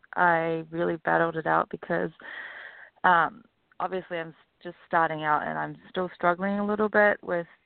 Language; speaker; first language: English; native; English